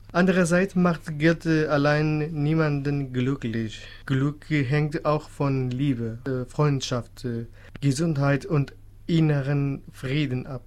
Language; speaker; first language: German; non-native, fluent; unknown